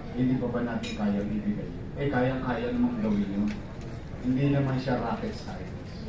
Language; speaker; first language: Filipino; native; Filipino